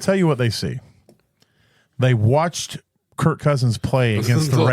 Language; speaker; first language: English; native; English